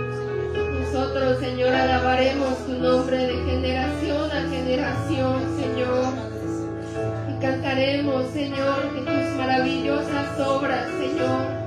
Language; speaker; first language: Spanish; native; Spanish